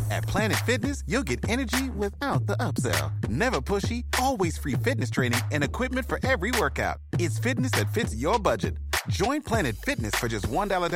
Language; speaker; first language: English; native; English